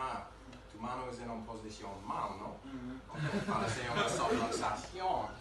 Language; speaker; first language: Spanish; non-native, learner; English